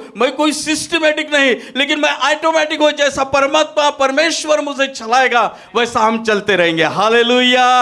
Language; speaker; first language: Hindi; non-native, local second language; Marathi